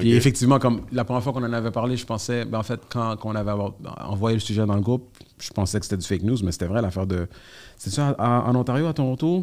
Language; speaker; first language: French; native; French